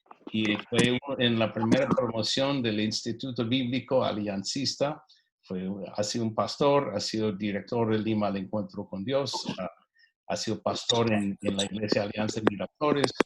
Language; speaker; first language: Spanish; non-native, fluent; English